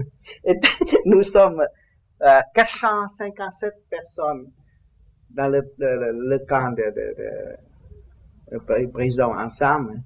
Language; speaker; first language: French; non-native, learner; Vietnamese